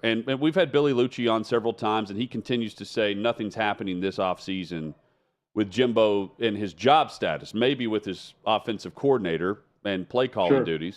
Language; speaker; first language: English; native; English